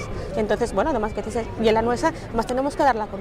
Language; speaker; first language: Spanish; native; Spanish